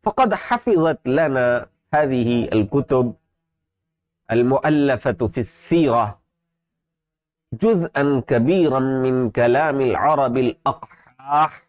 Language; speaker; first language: Arabic; non-native, fluent; Urdu